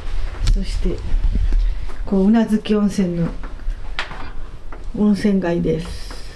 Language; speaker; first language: Japanese; native; Japanese